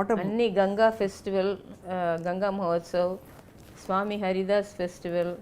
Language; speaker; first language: Telugu; non-native, fluent; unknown